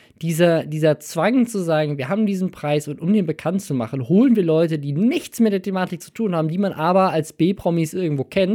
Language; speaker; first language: German; native; German